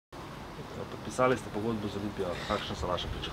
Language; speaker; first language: Slovenian; native; Slovenian